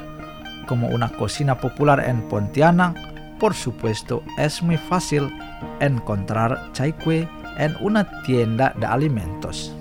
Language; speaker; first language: Spanish; non-native, fluent; Indonesian